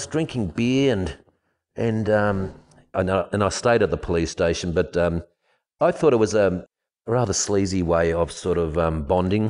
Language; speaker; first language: English; non-native, fluent; German